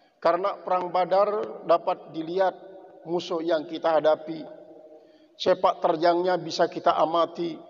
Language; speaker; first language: Indonesian; non-native, local second language; Sasak